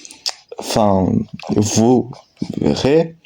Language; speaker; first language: French; native; French